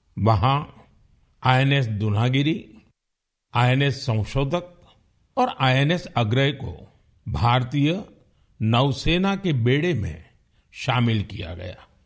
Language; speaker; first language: Hindi; non-native, local second language; Gujarati